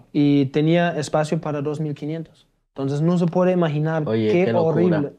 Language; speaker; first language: Spanish; non-native, fluent; German